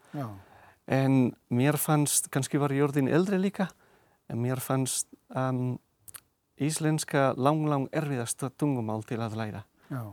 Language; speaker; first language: Icelandic; non-native, fluent; Catalan